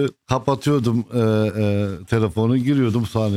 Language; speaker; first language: Turkish; non-native, fluent; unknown